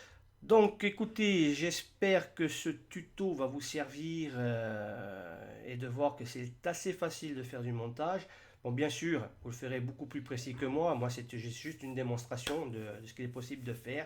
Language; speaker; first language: French; native; French